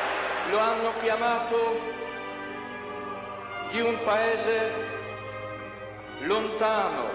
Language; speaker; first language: Italian; non-native, fluent; Polish